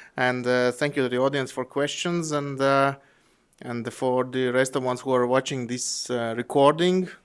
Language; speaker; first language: English; non-native, fluent; Latvian